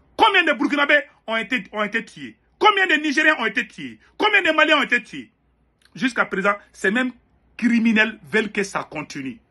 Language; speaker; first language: French; non-native, local second language; Bambara